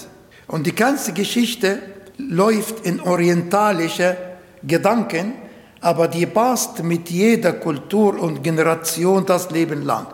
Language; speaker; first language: German; non-native, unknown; Arabic